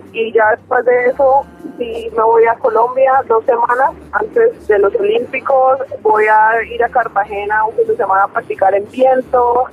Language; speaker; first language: Spanish; native; Spanish